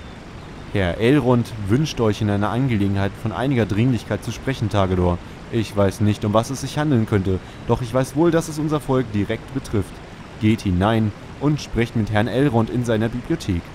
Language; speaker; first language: German; native; German